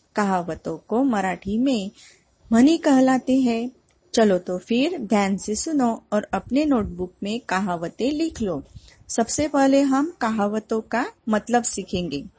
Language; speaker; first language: Hindi; non-native, local second language; Marathi